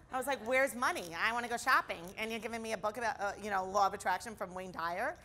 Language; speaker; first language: English; native; English